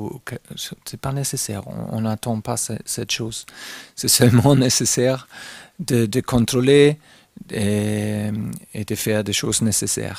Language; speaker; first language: French; non-native, fluent; German